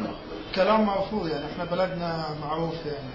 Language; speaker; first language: Arabic; native; Arabic